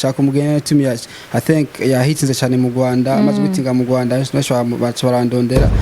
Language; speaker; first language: Rundi; early bilingual, heritage; Rundi